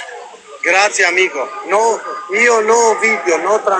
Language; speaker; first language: Italian; non-native, learner; Albanian